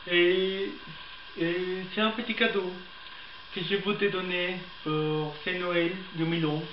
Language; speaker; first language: French; non-native, learner; Spanish